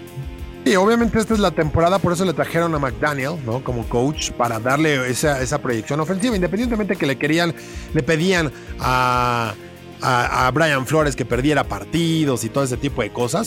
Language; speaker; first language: Spanish; native; Spanish